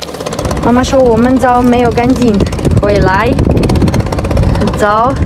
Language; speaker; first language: Chinese; non-native, learner; Ukrainian